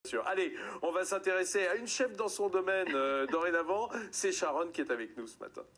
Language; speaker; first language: French; native; French